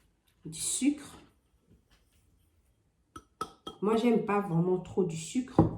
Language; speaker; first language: French; non-native, local second language; Lingala